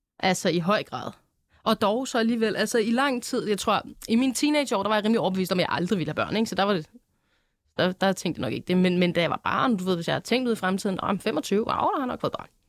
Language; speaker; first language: Danish; native; Danish